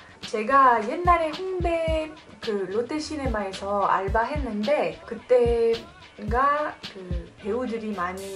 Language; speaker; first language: Korean; non-native, fluent; French